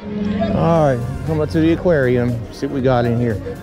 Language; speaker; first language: English; native; English